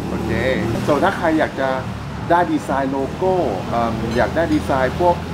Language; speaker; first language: Thai; native; Thai